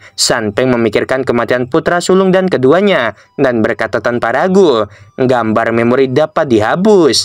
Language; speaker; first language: Indonesian; native; Indonesian